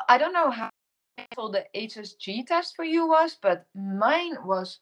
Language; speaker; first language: English; non-native, fluent; Dutch